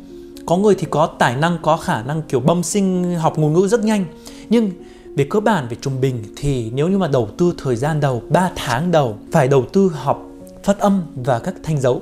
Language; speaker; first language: Vietnamese; non-native, fluent; Arabic